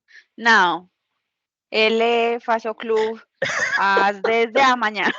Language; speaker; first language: Portuguese; non-native, learner; Spanish